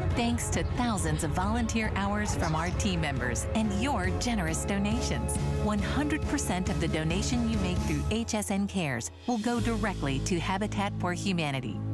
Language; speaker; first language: English; native; English